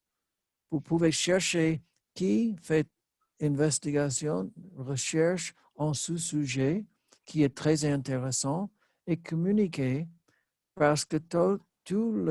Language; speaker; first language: French; non-native, learner; English